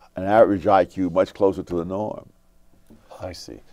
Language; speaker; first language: English; native; English